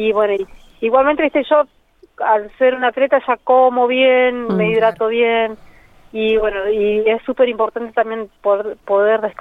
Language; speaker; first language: Spanish; native; Spanish